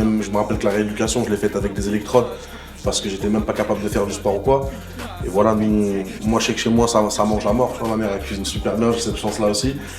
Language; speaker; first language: French; native; French